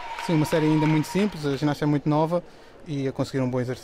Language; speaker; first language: Portuguese; native; Portuguese